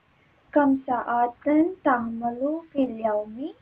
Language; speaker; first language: Arabic; non-native, learner; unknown